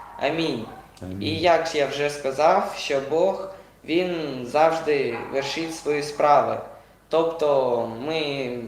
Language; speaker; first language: Ukrainian; non-native, local second language; Russian